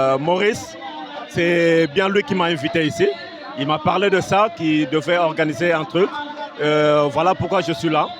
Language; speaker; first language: French; non-native, local second language; Lingala